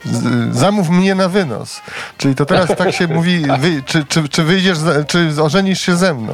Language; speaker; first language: Polish; native; Polish